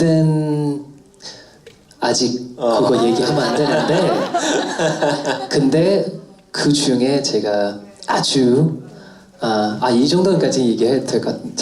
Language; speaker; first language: Korean; non-native, fluent; English